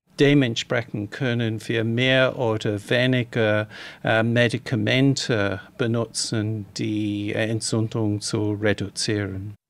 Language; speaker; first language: German; non-native, fluent; English